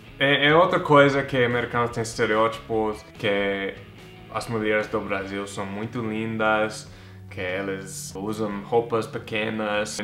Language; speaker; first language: Portuguese; non-native, fluent; English